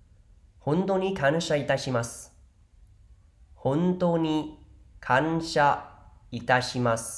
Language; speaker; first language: Japanese; non-native, fluent; Khmer